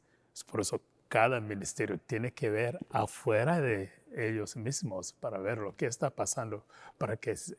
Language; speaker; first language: Spanish; non-native, fluent; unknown